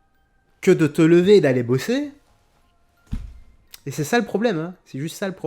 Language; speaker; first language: French; native; French